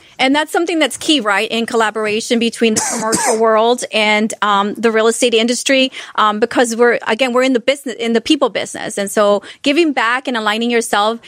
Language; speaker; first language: English; non-native, fluent; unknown